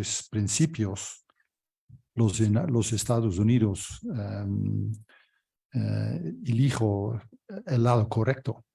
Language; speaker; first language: Spanish; non-native, fluent; Dutch